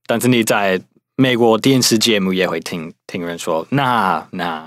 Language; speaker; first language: Chinese; non-native, fluent; English